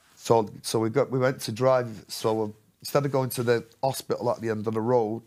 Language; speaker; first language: English; native; English